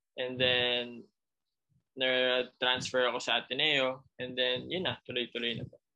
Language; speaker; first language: Filipino; native; Filipino